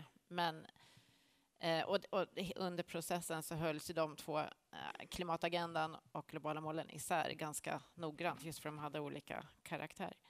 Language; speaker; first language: Swedish; native; Swedish